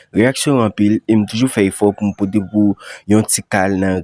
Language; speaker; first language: French; non-native, learner; Haitian Creole